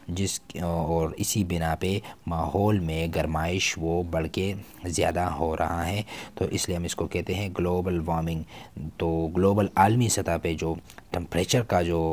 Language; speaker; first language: Urdu; non-native, local second language; Pashto